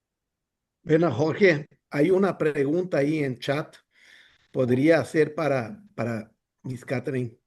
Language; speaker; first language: Spanish; non-native, fluent; Portuguese